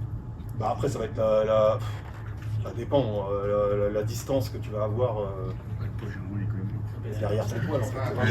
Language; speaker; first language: French; native; French